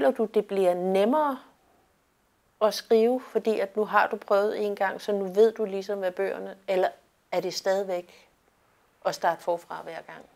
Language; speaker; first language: Danish; native; Danish